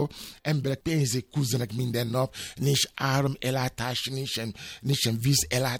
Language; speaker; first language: Hungarian; non-native, fluent; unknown